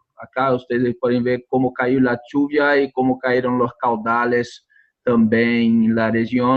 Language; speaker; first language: Spanish; non-native, learner; Portuguese